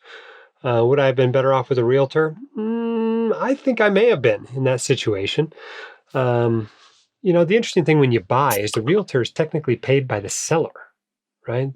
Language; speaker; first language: English; native; English